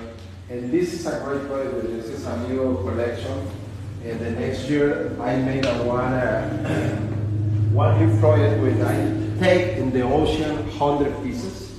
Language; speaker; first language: English; non-native, learner; Spanish